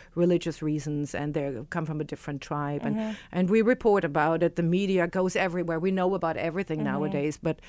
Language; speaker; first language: English; non-native, fluent; German